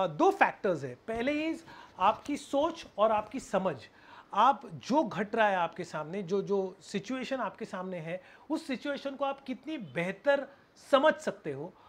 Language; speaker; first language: Hindi; non-native, local second language; Marathi